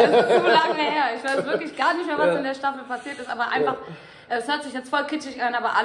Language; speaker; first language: German; native; German